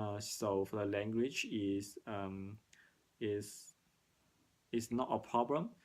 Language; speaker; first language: English; non-native, learner; Cantonese